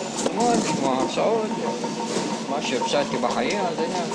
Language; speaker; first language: Hebrew; non-native, fluent; Arabic